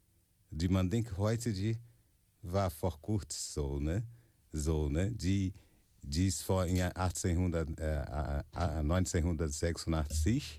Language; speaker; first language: German; non-native, fluent; Portuguese